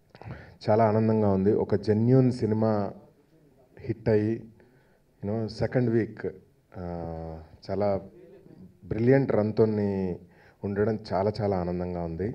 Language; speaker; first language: Telugu; native; Telugu